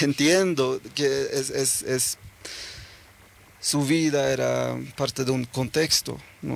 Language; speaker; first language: Spanish; early bilingual, heritage; Norwegian